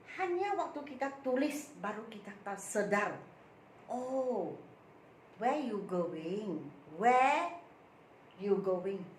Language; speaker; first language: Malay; non-native, local second language; Min Nan Chinese